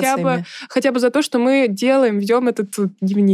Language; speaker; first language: Russian; native; Russian